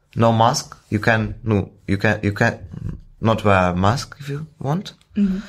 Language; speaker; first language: English; non-native, fluent; Ukrainian